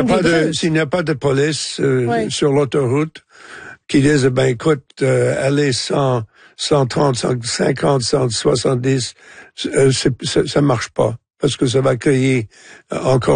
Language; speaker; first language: French; non-native, local second language; English